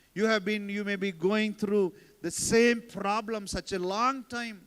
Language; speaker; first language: English; non-native, local second language; Telugu